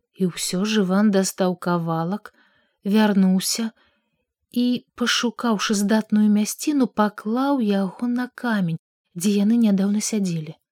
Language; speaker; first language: Belarusian; native; Belarusian